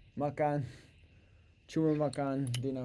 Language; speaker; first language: Indonesian; non-native, learner; English